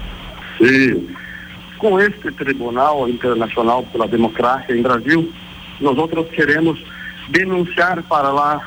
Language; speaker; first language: Spanish; non-native, learner; Portuguese